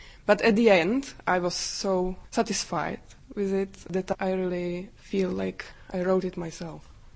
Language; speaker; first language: English; non-native, fluent; Czech